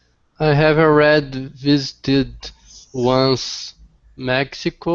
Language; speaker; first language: English; non-native, learner; Portuguese